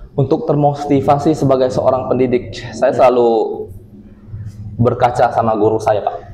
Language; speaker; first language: Indonesian; non-native, local second language; Min Nan Chinese